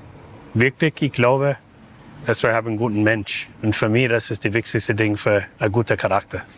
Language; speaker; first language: German; non-native, learner; English